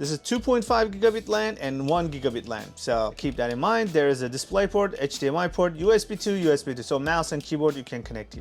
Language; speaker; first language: English; non-native, fluent; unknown